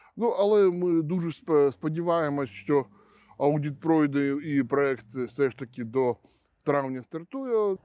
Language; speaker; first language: Ukrainian; native; Ukrainian